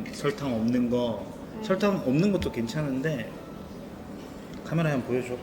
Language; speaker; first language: Korean; native; Korean